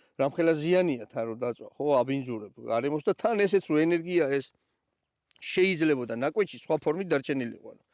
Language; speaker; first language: Georgian; native; Georgian